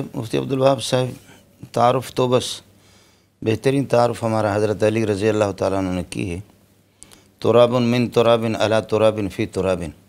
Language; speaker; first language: Urdu; non-native, local second language; Brahui